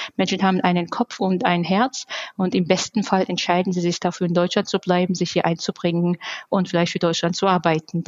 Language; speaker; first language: German; non-native, fluent; Georgian